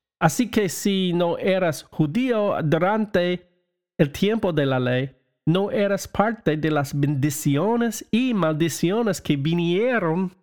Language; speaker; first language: Spanish; non-native, learner; English